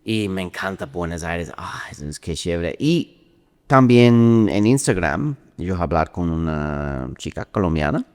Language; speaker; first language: Spanish; non-native, learner; English